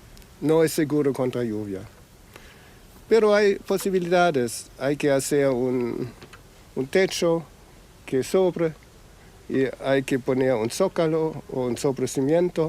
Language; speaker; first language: Spanish; non-native, fluent; German